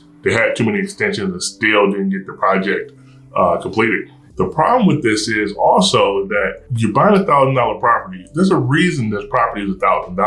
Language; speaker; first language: English; native; English